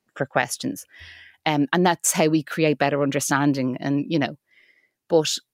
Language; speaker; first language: English; native; English